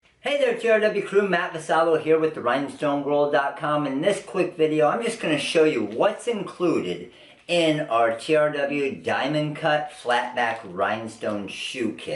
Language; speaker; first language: English; native; English